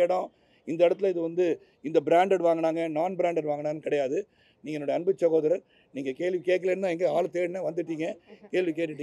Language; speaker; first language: Tamil; native; Tamil